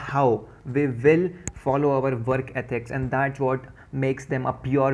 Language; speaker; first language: English; non-native, local second language; Hindi